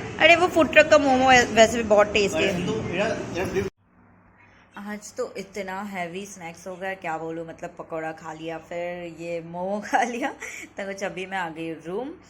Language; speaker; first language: Hindi; non-native, local second language; Bangla